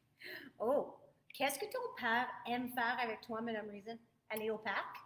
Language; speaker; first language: French; non-native, fluent; English